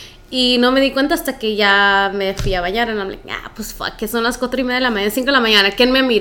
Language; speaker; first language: Spanish; early bilingual, heritage; Spanish